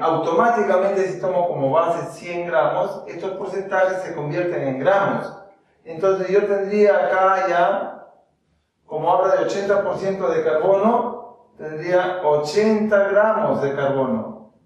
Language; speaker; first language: Spanish; native; Spanish